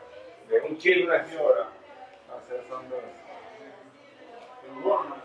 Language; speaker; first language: Spanish; native; Spanish